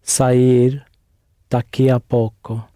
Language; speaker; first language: Portuguese; non-native, learner; English